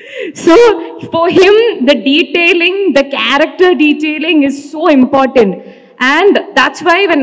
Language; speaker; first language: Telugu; non-native, learner; Malayalam